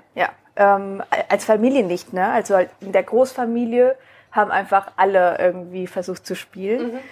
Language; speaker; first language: German; early bilingual, other home language; Spanish